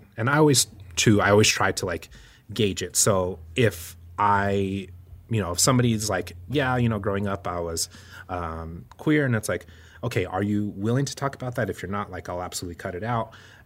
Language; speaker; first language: English; native; English